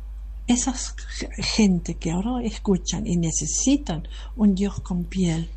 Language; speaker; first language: Spanish; non-native, fluent; German